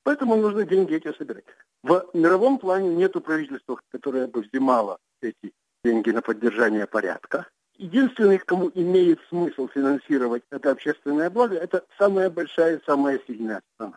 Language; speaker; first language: Russian; native; Russian